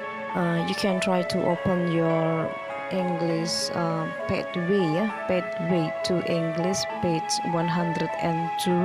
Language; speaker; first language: English; non-native, local second language; Indonesian